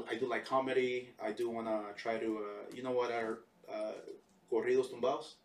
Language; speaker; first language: English; early bilingual, other home language; Spanish